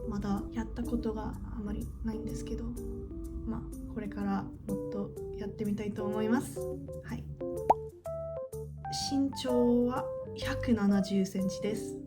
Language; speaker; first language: Japanese; non-native, learner; English